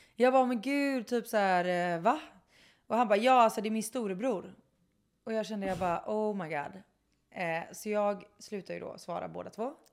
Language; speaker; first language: Swedish; native; Swedish